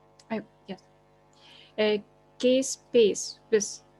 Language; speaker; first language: English; non-native, learner; Lithuanian